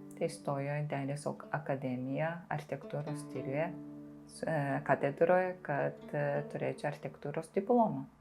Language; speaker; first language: Lithuanian; non-native, fluent; Japanese